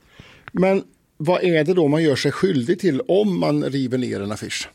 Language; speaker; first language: Swedish; native; Swedish